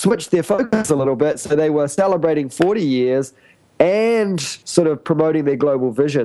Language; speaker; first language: English; native; English